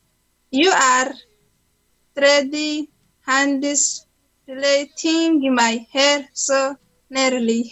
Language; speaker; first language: English; non-native, learner; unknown